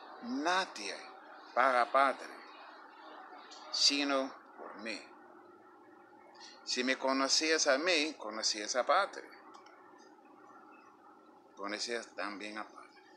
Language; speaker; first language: Spanish; non-native, fluent; English